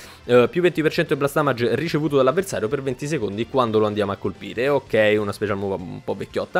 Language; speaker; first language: Italian; native; Italian